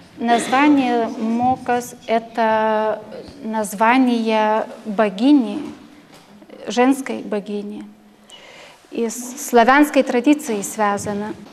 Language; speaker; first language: Russian; non-native, fluent; Lithuanian